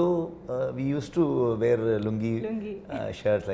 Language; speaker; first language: Telugu; non-native, learner; Kannada